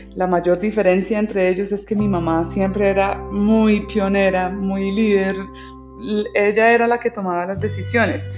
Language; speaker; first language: Spanish; early bilingual, other home language; English